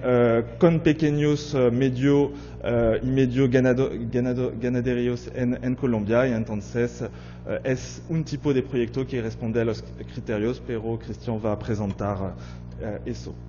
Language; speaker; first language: Spanish; non-native, fluent; French